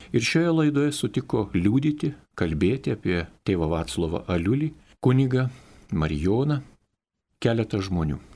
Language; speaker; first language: Lithuanian; native; Lithuanian